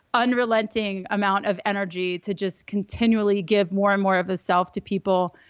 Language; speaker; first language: English; native; English